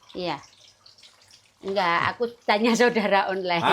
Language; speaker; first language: Indonesian; native; Indonesian